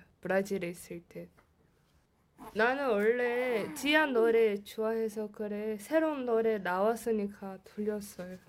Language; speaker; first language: Korean; non-native, learner; Portuguese